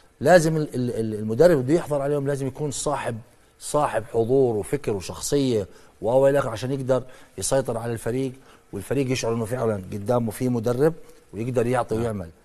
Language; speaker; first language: Arabic; native; Arabic